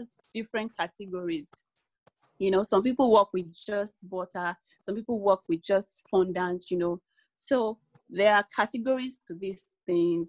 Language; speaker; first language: English; non-native, local second language; Yoruba